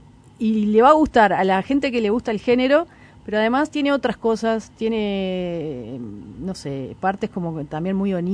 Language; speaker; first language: Spanish; native; Spanish